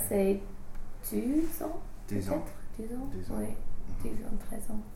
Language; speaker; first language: French; non-native, fluent; English